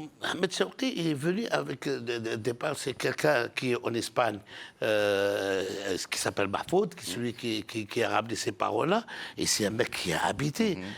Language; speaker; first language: French; non-native, local second language; Arabic